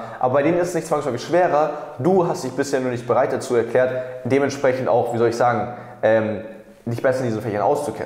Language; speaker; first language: German; native; German